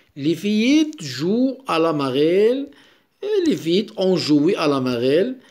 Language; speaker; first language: French; non-native, local second language; Arabic